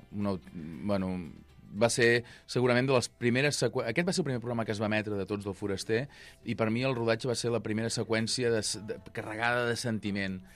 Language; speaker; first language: Catalan; native; Catalan